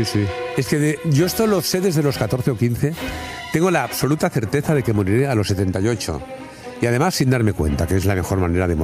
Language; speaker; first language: Spanish; native; Spanish